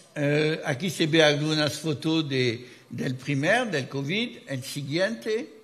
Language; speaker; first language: Spanish; non-native, fluent; French